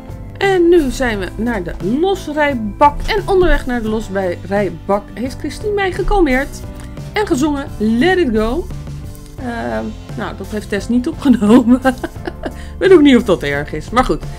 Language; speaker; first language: Dutch; native; Dutch